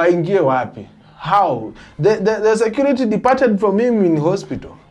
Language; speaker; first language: English; non-native, local second language; Swahili